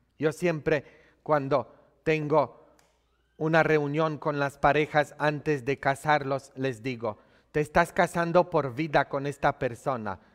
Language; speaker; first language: Spanish; non-native, fluent; Polish